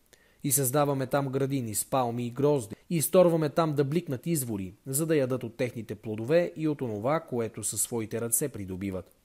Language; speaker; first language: Bulgarian; native; Bulgarian